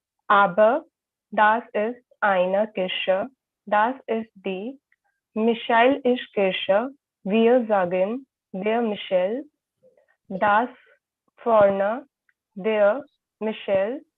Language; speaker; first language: German; non-native, learner; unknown